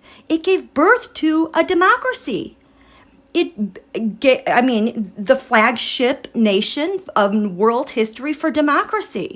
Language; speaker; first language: English; native; English